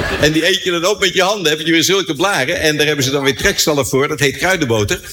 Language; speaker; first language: Dutch; native; Dutch